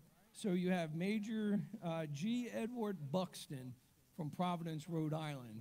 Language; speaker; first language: English; native; English